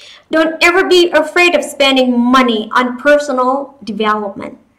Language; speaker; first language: English; non-native, fluent; Vietnamese